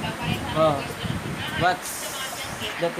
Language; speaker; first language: English; non-native, local second language; Filipino